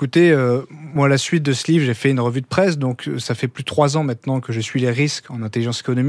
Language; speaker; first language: French; native; French